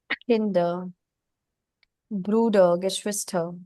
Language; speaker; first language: German; non-native, fluent; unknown